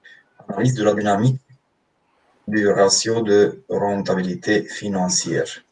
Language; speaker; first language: French; non-native, fluent; Romanian